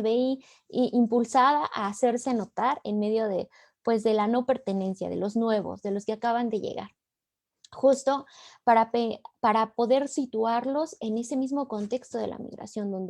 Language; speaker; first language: Spanish; native; Spanish